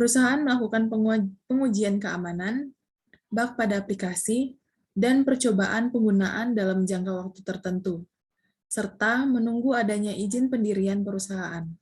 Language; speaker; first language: Indonesian; native; Indonesian